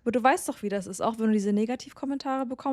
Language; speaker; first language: German; native; German